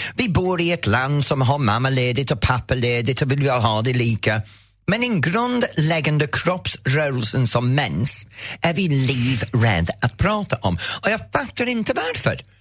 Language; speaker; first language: Swedish; non-native, fluent; English